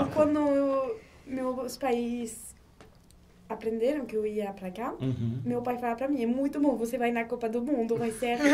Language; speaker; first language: Portuguese; non-native, learner; French